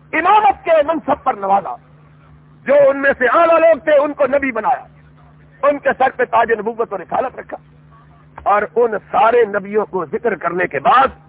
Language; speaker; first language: Urdu; non-native, local second language; Punjabi